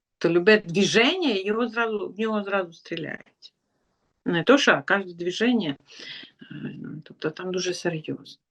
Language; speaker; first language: Ukrainian; non-native, local second language; Russian